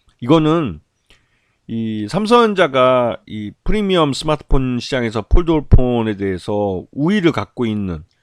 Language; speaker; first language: Korean; native; Korean